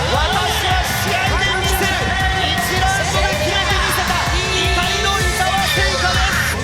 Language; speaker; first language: Japanese; native; Japanese